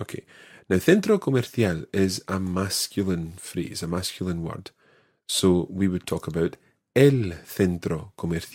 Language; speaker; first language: English; native; English